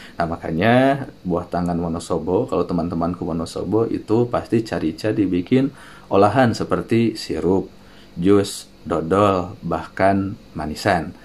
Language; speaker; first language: Indonesian; non-native, local second language; Sundanese